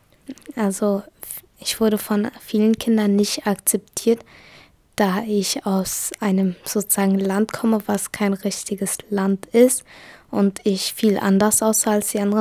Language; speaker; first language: German; early bilingual, other home language; Kurdish